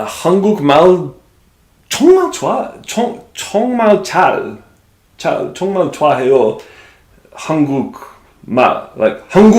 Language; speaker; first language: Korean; non-native, learner; English